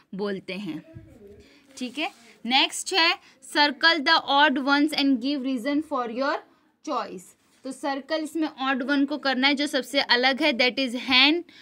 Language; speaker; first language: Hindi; non-native, local second language; Gujarati